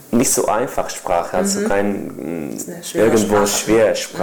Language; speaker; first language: German; non-native, learner; Spanish